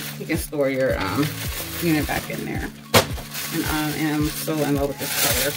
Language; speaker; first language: English; native; English